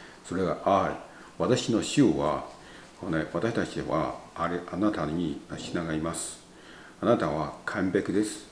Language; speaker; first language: Japanese; non-native, learner; Chinese